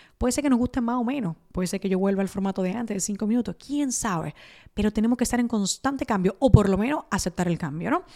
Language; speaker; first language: Spanish; early bilingual, other home language; Italian